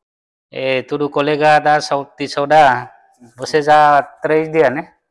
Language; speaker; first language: Portuguese; non-native, learner; Vietnamese